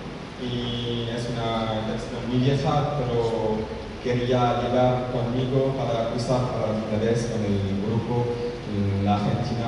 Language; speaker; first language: Spanish; non-native, learner; French